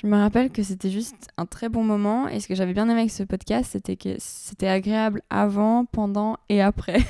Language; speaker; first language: French; native; French